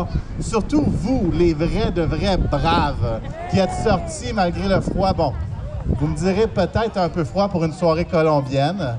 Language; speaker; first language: French; native; French